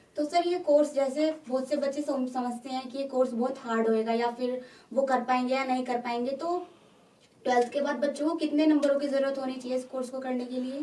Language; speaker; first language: Hindi; native; Hindi